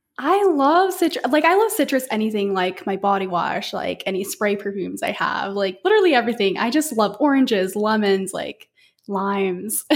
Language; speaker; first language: English; native; English